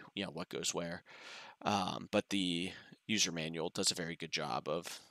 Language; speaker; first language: English; native; English